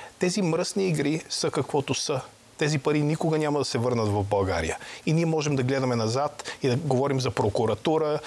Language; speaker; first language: Bulgarian; native; Bulgarian